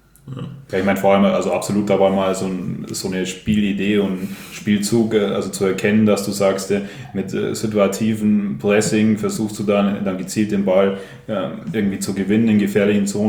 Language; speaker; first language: German; native; German